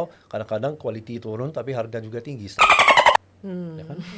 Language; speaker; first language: Indonesian; non-native, learner; French